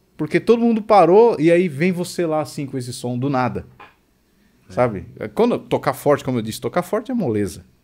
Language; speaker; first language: Portuguese; native; Portuguese